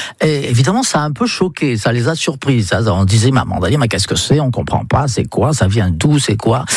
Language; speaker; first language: French; non-native, fluent; English